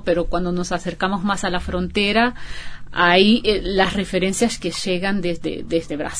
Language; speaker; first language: Spanish; non-native, fluent; Portuguese